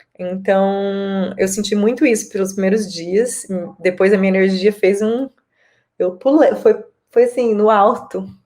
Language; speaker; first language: Portuguese; native; Portuguese